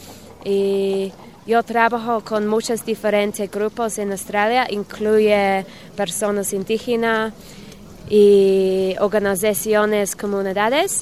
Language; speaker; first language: Spanish; non-native, learner; English